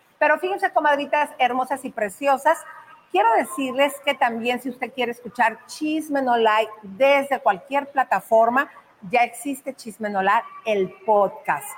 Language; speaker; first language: Spanish; native; Spanish